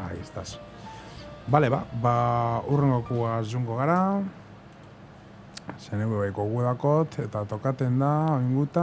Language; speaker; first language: Basque; native; Basque